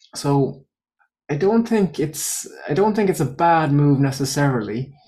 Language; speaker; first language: English; native; English